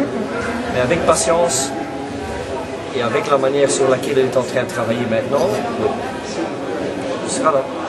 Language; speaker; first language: French; non-native, local second language; Dutch